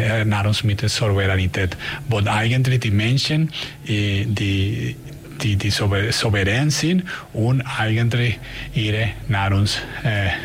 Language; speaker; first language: German; non-native, learner; Spanish